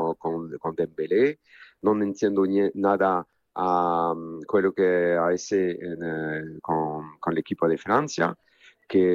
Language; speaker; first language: Spanish; non-native, fluent; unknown